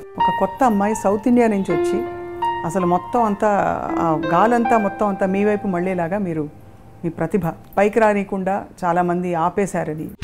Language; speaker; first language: Telugu; native; Telugu